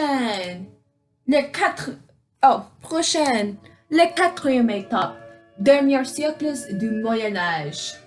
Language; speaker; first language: French; non-native, learner; English